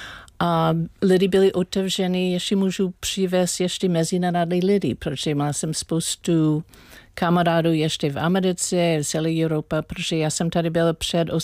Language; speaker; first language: Czech; non-native, learner; English